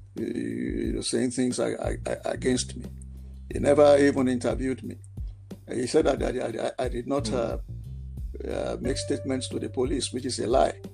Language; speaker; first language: English; non-native, local second language; Yoruba